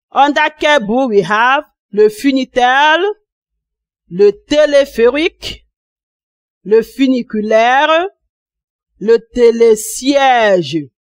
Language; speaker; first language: French; non-native, fluent; Igbo